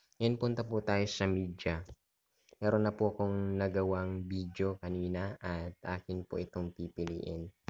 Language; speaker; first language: Filipino; native; Filipino